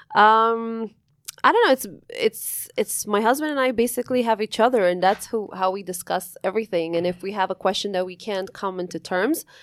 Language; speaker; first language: English; early bilingual, other home language; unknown